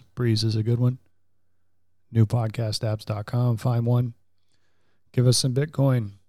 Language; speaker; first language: English; native; English